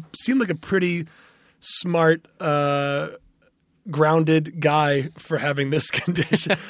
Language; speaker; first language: English; native; English